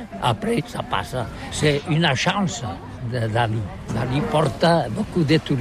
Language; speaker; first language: French; non-native, learner; Catalan